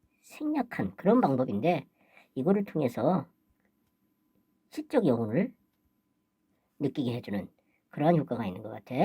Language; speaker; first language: Korean; native; Korean